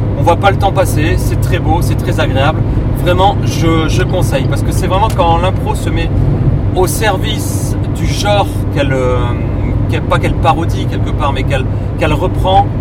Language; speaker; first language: French; native; French